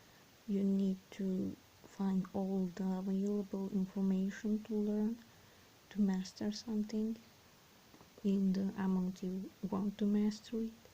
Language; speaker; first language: English; non-native, fluent; Serbian